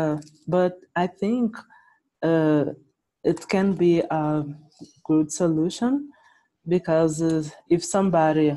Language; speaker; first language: English; non-native, learner; Portuguese